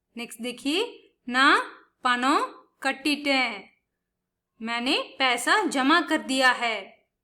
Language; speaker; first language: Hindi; non-native, local second language; Tamil